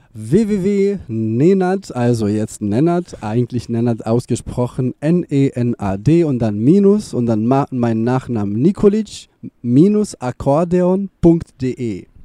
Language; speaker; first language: German; non-native, fluent; Serbian